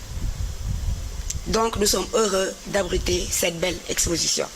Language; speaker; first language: French; non-native, local second language; Wolof